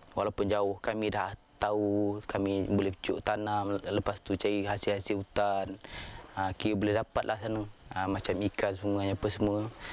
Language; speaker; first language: Malay; non-native, local second language; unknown